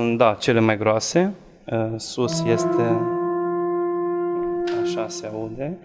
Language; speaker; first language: Romanian; non-native, local second language; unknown